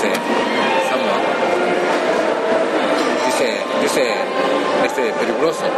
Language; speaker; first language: Spanish; non-native, learner; Japanese